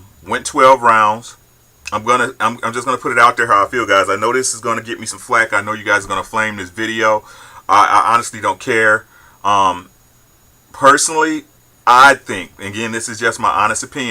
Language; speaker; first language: English; native; English